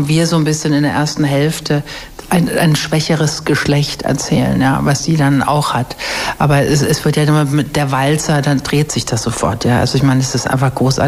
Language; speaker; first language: German; native; German